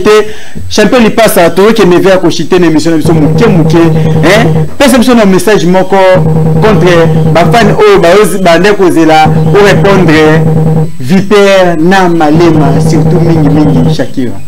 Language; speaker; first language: French; non-native, local second language; Lingala